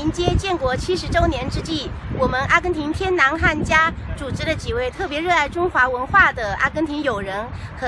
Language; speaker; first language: Chinese; native; Chinese